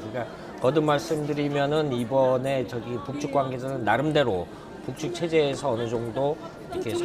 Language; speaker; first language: Korean; native; Korean